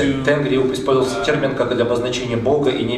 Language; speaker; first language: Russian; native; Russian